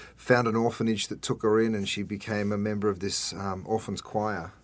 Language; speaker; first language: English; native; English